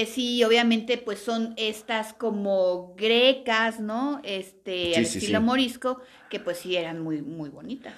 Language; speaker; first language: Spanish; native; Spanish